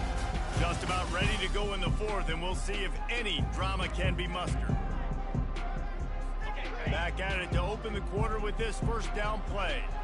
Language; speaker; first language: English; native; English